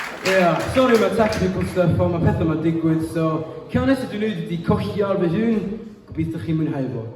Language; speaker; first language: Welsh; native; Welsh